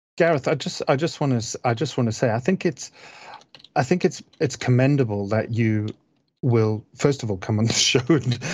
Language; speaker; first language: English; native; English